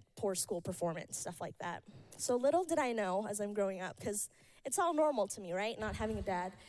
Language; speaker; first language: English; early bilingual, other home language; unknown